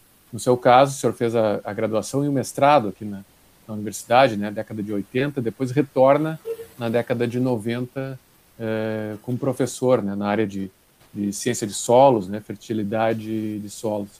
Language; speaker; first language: Portuguese; native; Portuguese